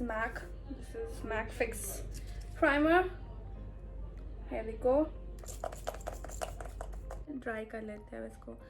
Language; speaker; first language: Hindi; native; Hindi